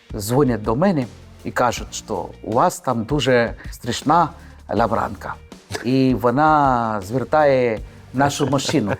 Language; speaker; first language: Ukrainian; non-native, fluent; Hindi